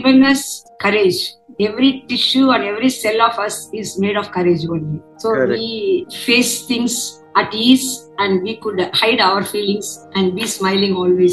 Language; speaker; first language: English; non-native, local second language; Tamil